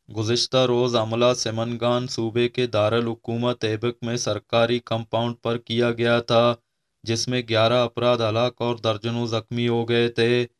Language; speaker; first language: Urdu; non-native, local second language; Baluchi